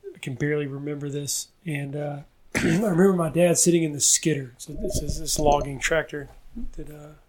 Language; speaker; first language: English; native; English